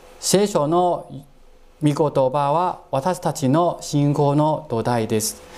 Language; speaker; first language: Japanese; non-native, fluent; Cantonese